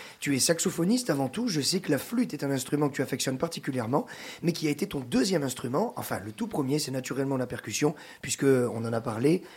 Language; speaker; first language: French; native; French